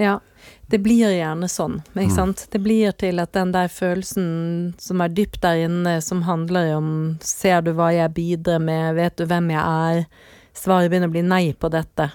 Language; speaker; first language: Norwegian; native; Norwegian